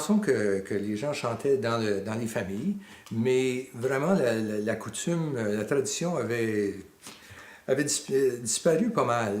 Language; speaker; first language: French; native; French